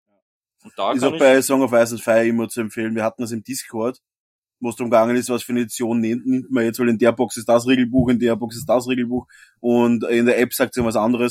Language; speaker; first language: German; native; German